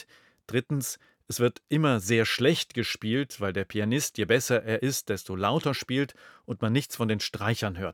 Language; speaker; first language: German; native; German